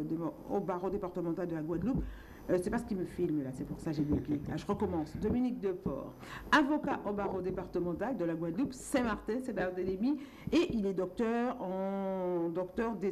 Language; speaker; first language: French; native; French